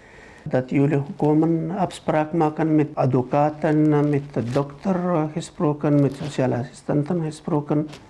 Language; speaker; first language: Dutch; non-native, learner; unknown